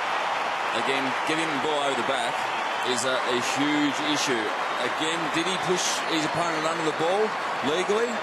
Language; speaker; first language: English; native; English